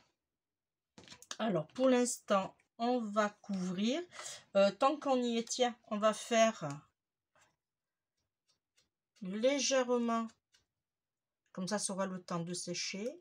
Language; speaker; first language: French; native; French